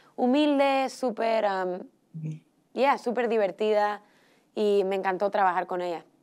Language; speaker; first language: Spanish; early bilingual, heritage; Spanish